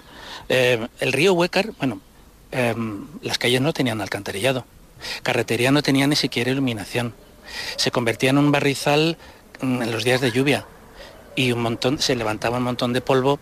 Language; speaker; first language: Spanish; native; Spanish